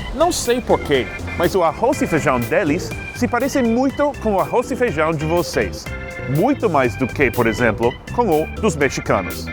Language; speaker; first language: Portuguese; non-native, fluent; English